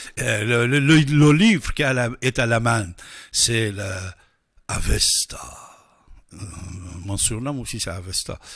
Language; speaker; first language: French; non-native, fluent; Persian